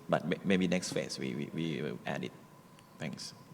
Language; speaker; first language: English; non-native, learner; Thai